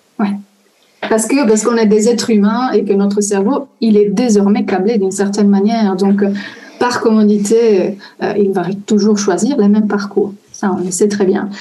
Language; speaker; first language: French; non-native, fluent; Italian